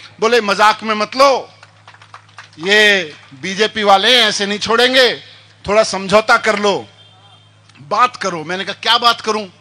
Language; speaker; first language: Hindi; native; Hindi